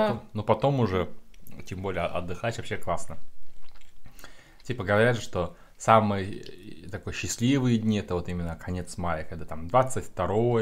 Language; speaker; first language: Russian; native; Russian